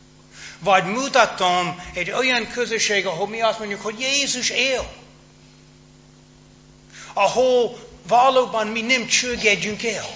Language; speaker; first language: Hungarian; non-native, fluent; English